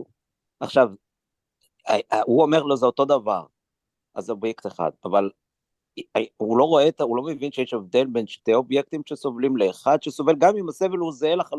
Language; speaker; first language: Hebrew; native; Hebrew